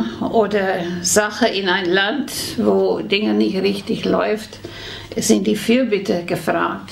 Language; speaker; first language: German; non-native, fluent; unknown